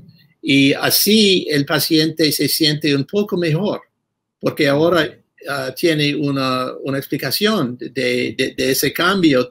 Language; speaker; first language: Spanish; non-native, fluent; English